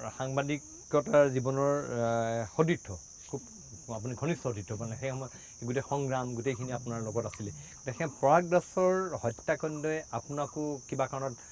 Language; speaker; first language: Assamese; native; Assamese